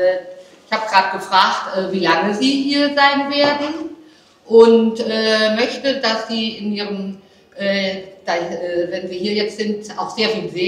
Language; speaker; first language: German; early bilingual, other home language; Spanish